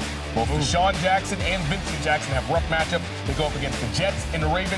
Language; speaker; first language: English; native; English